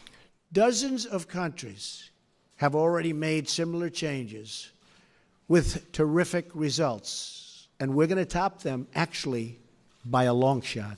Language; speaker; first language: English; native; English